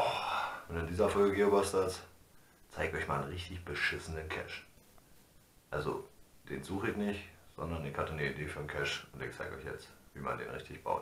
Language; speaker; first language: German; native; German